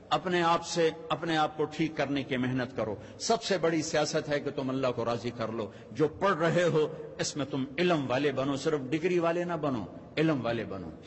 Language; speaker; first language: Urdu; non-native, local second language; Punjabi